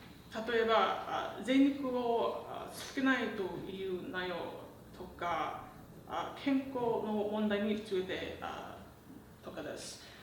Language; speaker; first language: Japanese; non-native, learner; English